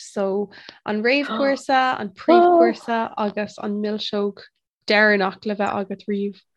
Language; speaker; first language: Irish; non-native, local second language; English